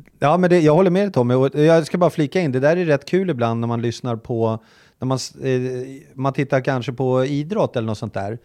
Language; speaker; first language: Swedish; native; Swedish